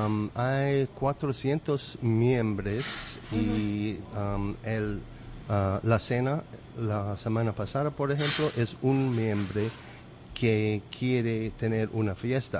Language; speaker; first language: Spanish; non-native, learner; English